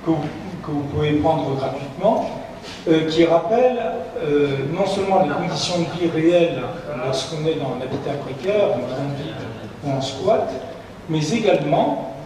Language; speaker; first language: French; native; French